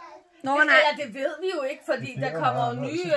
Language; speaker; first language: Danish; native; Danish